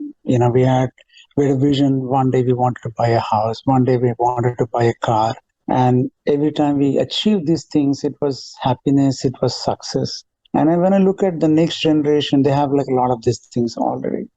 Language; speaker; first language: English; non-native, local second language; Telugu